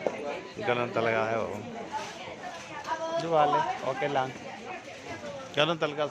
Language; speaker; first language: Filipino; non-native, learner; Punjabi